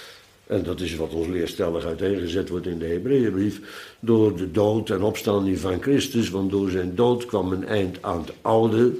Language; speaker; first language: Dutch; native; Dutch